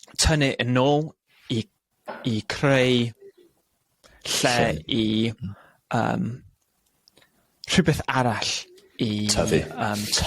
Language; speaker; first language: Welsh; non-native, learner; English